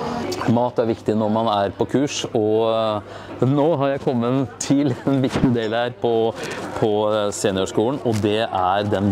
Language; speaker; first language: Norwegian; native; Norwegian